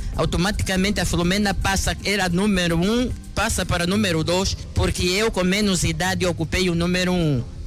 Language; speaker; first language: Portuguese; non-native, local second language; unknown